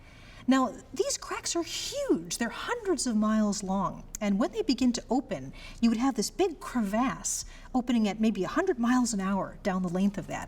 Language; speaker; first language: English; native; English